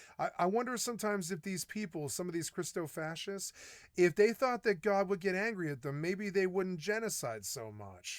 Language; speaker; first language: English; native; English